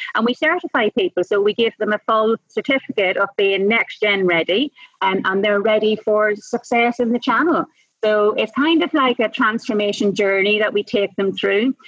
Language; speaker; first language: English; native; English